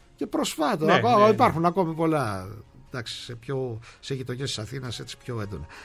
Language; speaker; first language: Greek; native; Greek